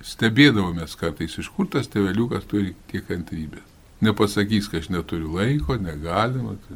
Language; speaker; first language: Lithuanian; native; Lithuanian